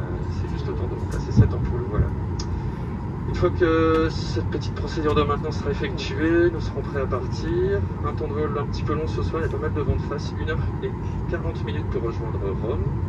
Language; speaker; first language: French; native; French